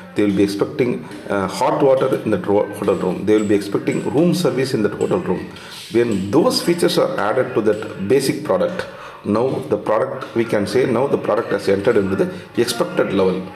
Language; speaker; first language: English; non-native, local second language; Tamil